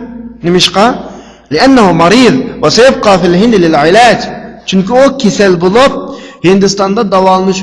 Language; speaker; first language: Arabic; non-native, fluent; Uyghur